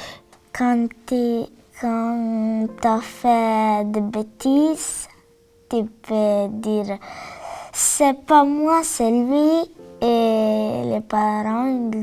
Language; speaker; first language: French; non-native, learner; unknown